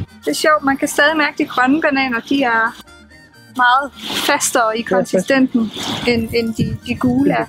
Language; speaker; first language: Danish; native; Danish